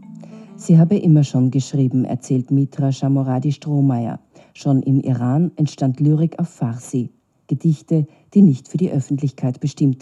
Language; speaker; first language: German; native; German